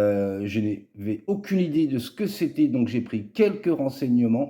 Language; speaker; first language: French; native; French